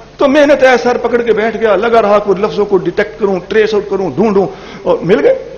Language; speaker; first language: Urdu; non-native, local second language; Punjabi